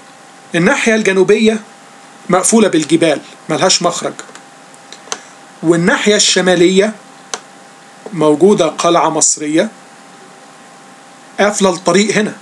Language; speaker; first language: Arabic; native; Arabic